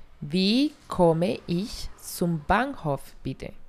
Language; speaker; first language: German; non-native, fluent; Spanish